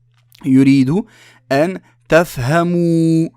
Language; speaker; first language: Arabic; non-native, fluent; French